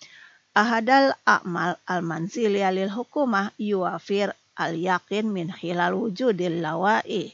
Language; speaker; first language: Arabic; non-native, fluent; Indonesian